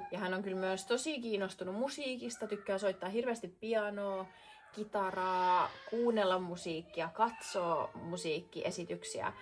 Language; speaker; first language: Finnish; native; Finnish